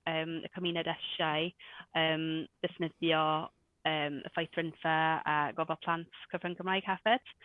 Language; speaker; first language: Welsh; non-native, local second language; English